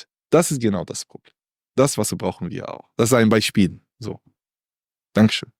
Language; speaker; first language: German; non-native, learner; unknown